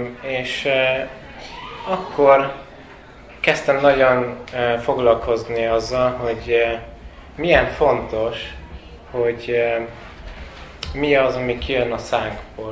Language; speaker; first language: Hungarian; non-native, fluent; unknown